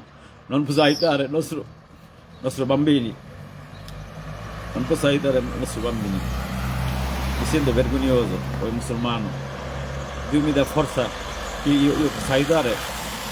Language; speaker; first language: Italian; non-native, learner; Bangla